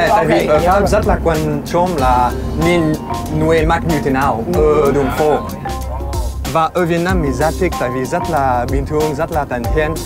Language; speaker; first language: Vietnamese; non-native, learner; French